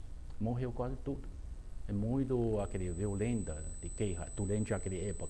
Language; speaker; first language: Portuguese; non-native, fluent; Chinese